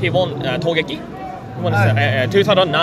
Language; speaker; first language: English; non-native, fluent; Japanese